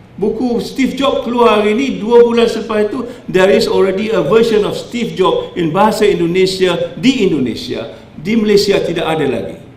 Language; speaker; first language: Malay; native; Malay